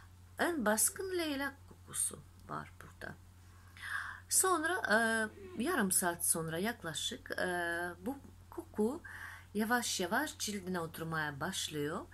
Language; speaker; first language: Turkish; non-native, fluent; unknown